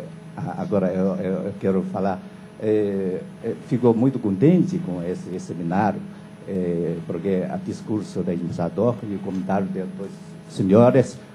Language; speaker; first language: Portuguese; non-native, fluent; Chinese